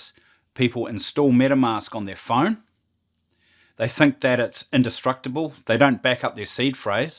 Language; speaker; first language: English; native; English